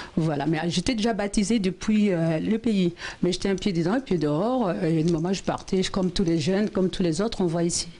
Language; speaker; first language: French; non-native, local second language; Lingala